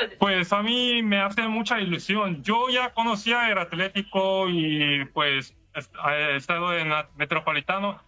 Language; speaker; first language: Spanish; non-native, learner; Korean